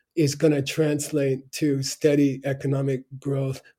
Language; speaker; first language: English; native; English